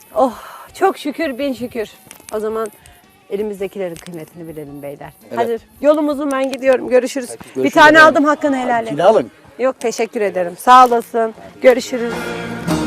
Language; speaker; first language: Turkish; native; Turkish